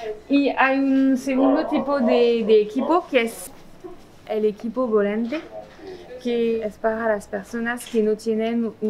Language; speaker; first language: Spanish; non-native, fluent; French